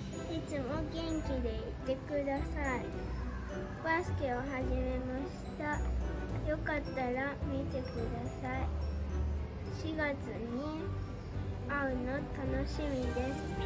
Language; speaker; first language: Japanese; early bilingual, heritage; Japanese